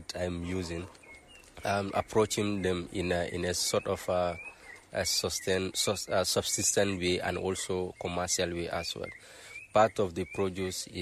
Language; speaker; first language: English; non-native, local second language; Mandingo